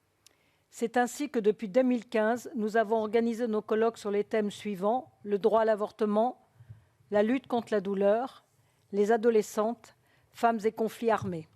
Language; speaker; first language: French; native; French